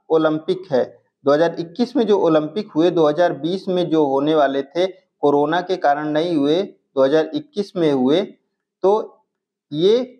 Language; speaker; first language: Hindi; native; Hindi